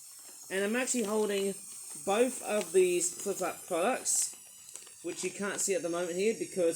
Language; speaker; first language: English; native; English